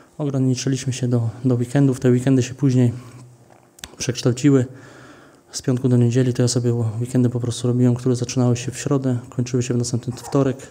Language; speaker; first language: Polish; early bilingual, heritage; Polish